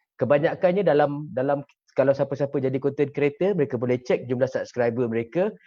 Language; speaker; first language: Malay; native; Malay